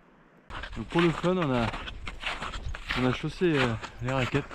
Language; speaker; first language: French; native; French